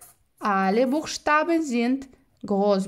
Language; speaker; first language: German; non-native, fluent; Russian